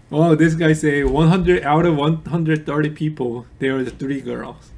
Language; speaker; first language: English; non-native, fluent; Korean